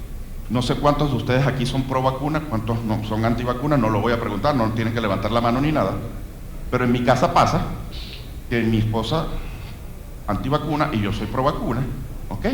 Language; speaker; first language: Spanish; native; Spanish